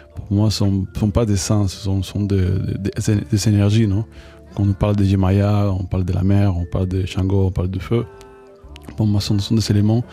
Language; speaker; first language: French; non-native, fluent; Spanish